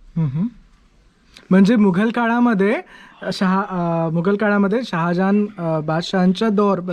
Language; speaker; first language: Marathi; native; Marathi